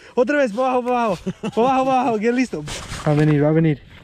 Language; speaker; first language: Spanish; non-native, learner; English